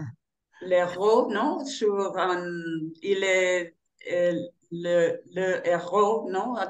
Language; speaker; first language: French; non-native, learner; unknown